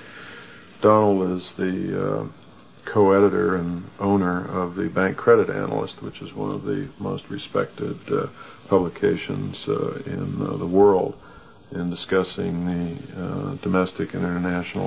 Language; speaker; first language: English; native; English